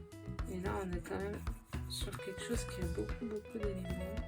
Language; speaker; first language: French; native; French